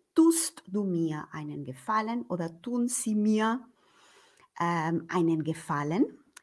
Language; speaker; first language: German; non-native, fluent; Spanish